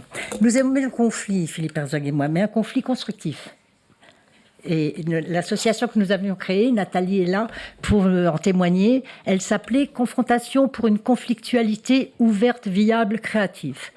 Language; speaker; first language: French; native; French